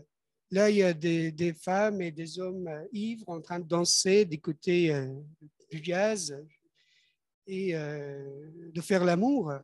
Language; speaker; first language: French; non-native, fluent; Persian